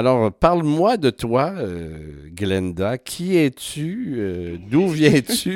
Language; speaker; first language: French; native; French